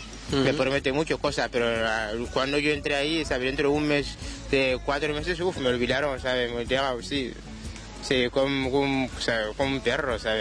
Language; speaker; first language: Spanish; non-native, learner; Wolof